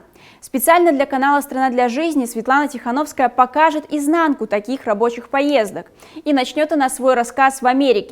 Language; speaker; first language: Russian; native; Russian